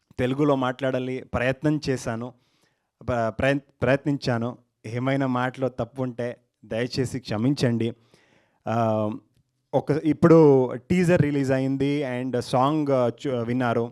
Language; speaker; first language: Telugu; non-native, learner; Kannada